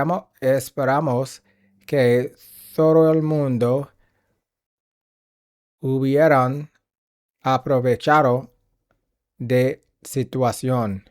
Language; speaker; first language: Spanish; non-native, learner; English